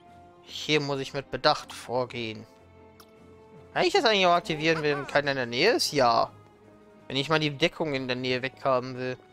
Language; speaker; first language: German; native; German